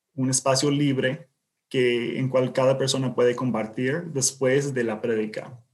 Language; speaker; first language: Spanish; non-native, fluent; English